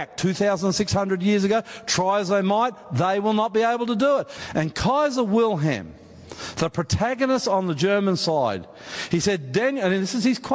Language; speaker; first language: English; native; English